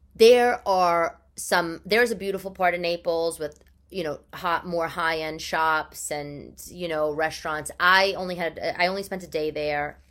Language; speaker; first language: English; early bilingual, other home language; Italian